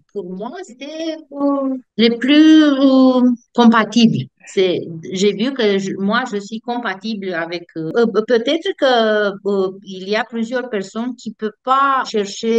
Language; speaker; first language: French; non-native, fluent; Romanian